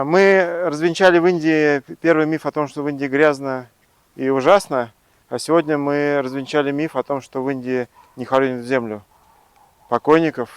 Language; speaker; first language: Russian; native; Russian